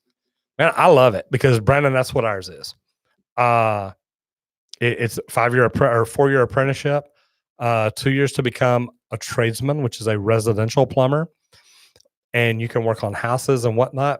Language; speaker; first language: English; native; English